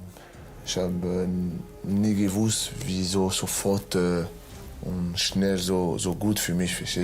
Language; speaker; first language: German; non-native, learner; French